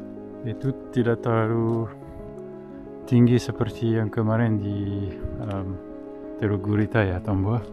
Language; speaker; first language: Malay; non-native, learner; French